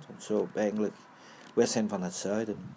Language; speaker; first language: Dutch; early bilingual, other home language; Vietnamese